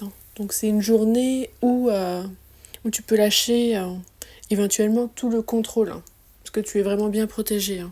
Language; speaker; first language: French; native; French